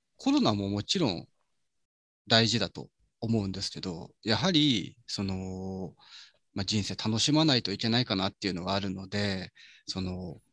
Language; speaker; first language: Japanese; native; Japanese